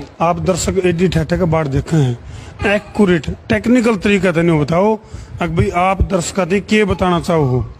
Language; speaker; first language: Hindi; native; Hindi